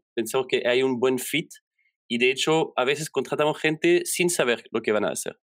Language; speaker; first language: Spanish; non-native, fluent; French